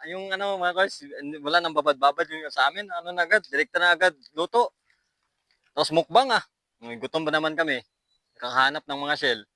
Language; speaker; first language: Filipino; native; Filipino